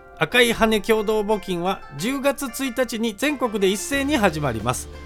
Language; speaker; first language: Japanese; native; Japanese